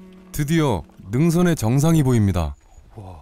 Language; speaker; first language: Korean; native; Korean